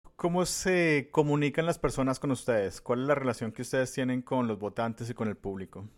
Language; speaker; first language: Spanish; native; Spanish